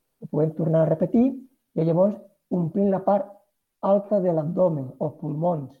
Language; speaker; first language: Catalan; non-native, local second language; Spanish